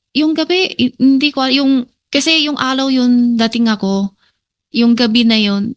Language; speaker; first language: Filipino; early bilingual, other home language; Chinese